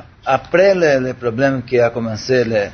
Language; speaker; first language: French; non-native, learner; Portuguese